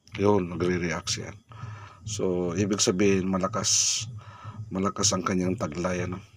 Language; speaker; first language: Filipino; non-native, local second language; Cebuano